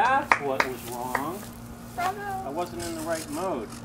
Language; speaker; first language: English; native; English